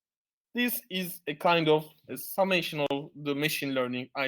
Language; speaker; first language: English; non-native, fluent; Turkish